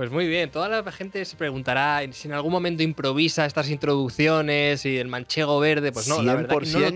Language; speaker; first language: Spanish; native; Spanish